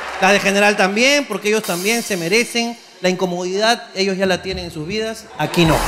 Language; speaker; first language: Spanish; native; Spanish